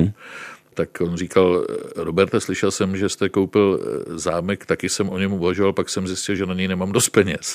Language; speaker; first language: Czech; native; Czech